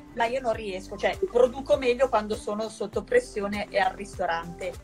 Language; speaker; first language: Italian; native; Italian